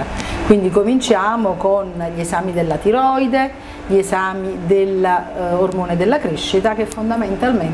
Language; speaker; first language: Italian; native; Italian